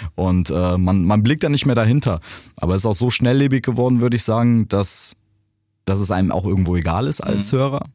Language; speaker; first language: German; native; German